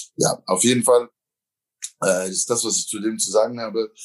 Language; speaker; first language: German; native; German